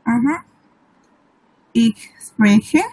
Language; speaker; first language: German; non-native, learner; Bangla